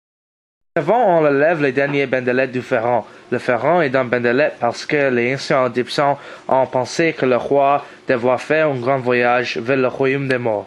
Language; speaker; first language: French; non-native, learner; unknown